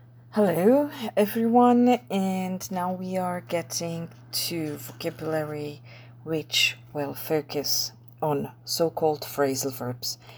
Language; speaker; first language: English; non-native, fluent; Czech